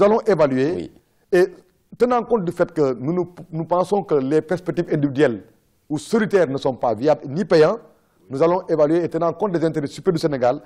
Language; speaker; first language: French; non-native, local second language; Wolof